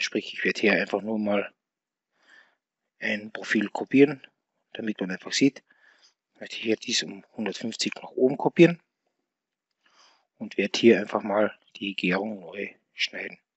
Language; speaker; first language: German; native; German